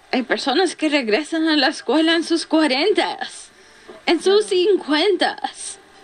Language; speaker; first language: Spanish; early bilingual, heritage; Spanish